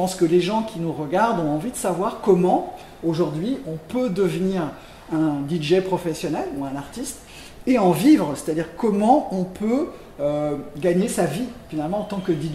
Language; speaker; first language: French; native; French